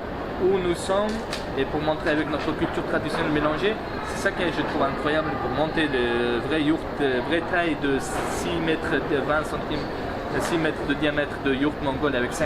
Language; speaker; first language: French; non-native, fluent; Mongolian